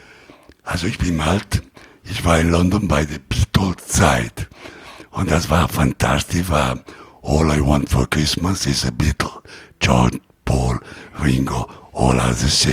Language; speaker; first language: German; non-native, learner; Italian